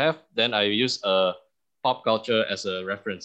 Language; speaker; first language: English; early bilingual, other home language; Indonesian